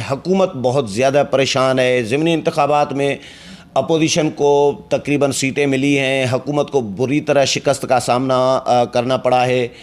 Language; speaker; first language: Urdu; non-native, local second language; Sindhi